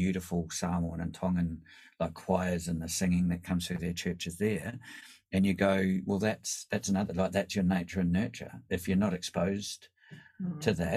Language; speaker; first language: English; native; English